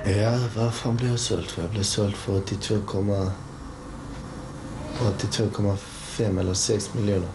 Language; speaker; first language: Swedish; early bilingual, other home language; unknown